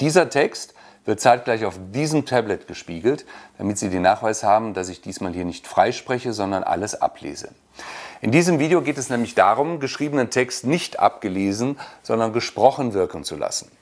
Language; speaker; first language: German; native; German